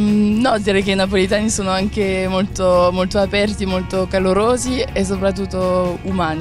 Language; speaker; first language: Italian; non-native, fluent; French